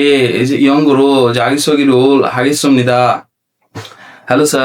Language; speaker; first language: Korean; non-native, learner; Bangla